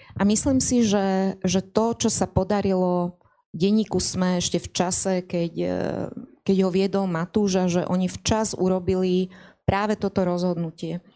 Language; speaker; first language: Slovak; native; Slovak